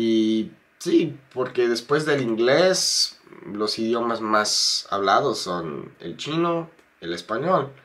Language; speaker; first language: Spanish; non-native, fluent; English